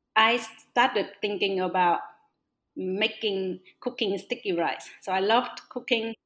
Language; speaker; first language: English; non-native, fluent; Vietnamese